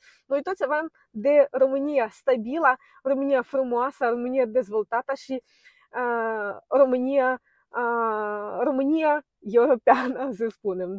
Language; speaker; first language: Romanian; non-native, fluent; Ukrainian